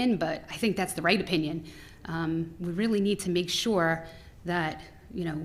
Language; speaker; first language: English; native; English